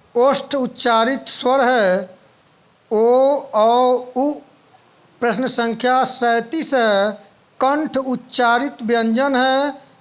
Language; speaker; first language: Hindi; native; Hindi